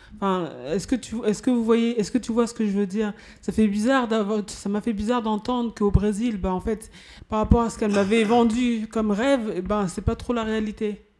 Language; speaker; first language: French; native; French